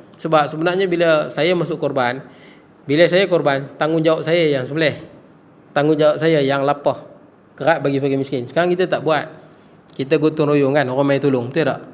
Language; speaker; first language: Malay; native; Malay